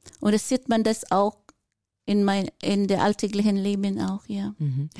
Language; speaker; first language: German; non-native, fluent; Filipino